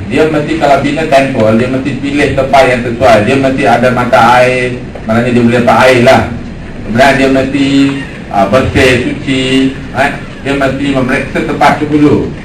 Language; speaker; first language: Malay; non-native, local second language; Tamil